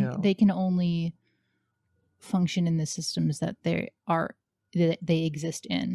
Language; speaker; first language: English; native; English